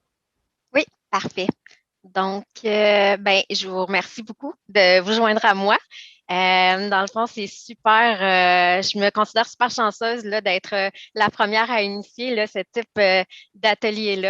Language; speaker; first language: French; native; French